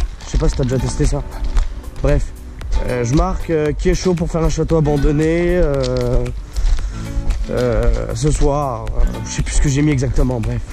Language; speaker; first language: French; native; French